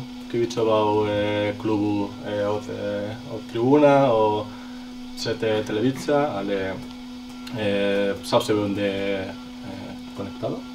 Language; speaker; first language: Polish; non-native, learner; Spanish